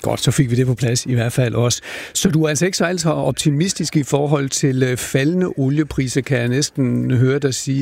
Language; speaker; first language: Danish; native; Danish